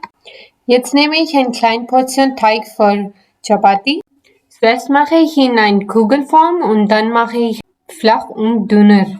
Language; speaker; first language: German; non-native, learner; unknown